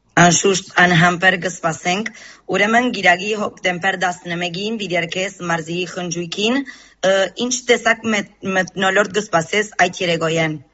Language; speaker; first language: Armenian; early bilingual, heritage; Armenian